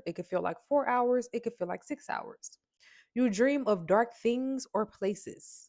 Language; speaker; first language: English; native; English